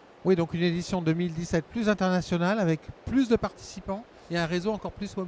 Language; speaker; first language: French; native; French